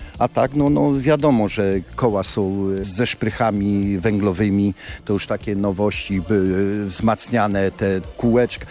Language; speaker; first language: Polish; native; Polish